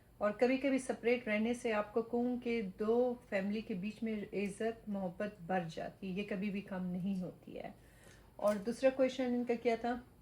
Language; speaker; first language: Urdu; non-native, fluent; Persian